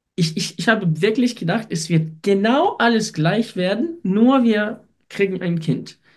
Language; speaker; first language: German; non-native, fluent; Russian